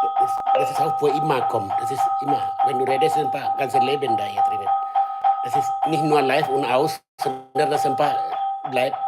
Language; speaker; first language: German; non-native, learner; Minangkabau